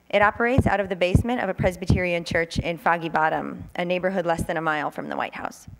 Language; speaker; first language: English; native; English